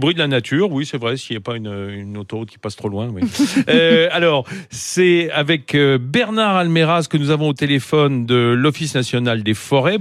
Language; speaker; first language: French; native; French